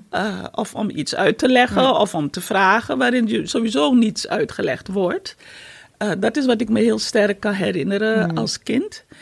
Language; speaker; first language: Dutch; native; Dutch